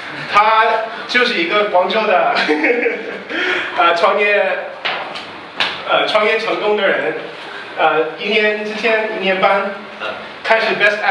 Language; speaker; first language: Chinese; non-native, fluent; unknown